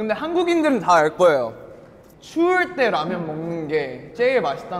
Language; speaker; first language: Korean; native; Korean